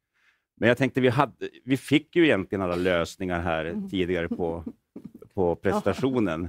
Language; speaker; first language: Swedish; native; Swedish